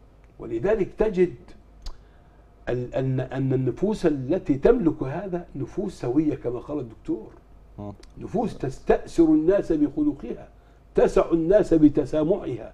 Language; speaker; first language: Arabic; native; Arabic